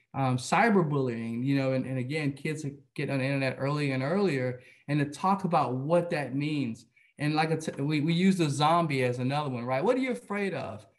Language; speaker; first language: English; native; English